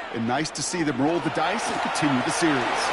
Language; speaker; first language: English; native; English